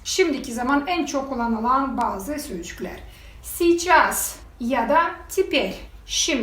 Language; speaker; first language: Turkish; non-native, fluent; Russian